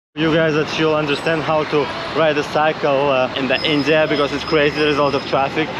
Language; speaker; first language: English; non-native, fluent; Russian